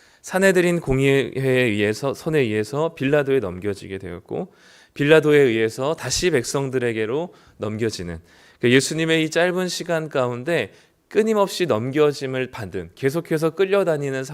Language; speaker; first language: Korean; native; Korean